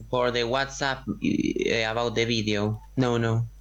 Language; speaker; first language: English; non-native, learner; Spanish